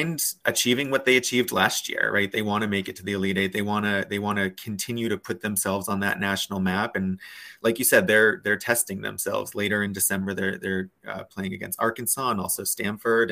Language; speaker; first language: English; native; English